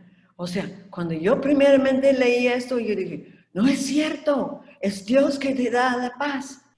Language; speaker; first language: Spanish; non-native, fluent; English